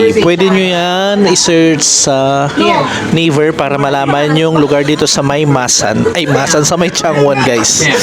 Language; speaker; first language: Filipino; native; Filipino